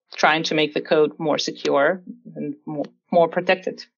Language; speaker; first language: English; non-native, fluent; Russian